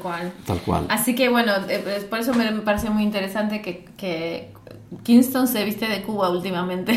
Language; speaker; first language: Spanish; native; Spanish